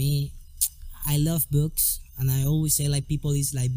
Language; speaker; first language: English; non-native, learner; Spanish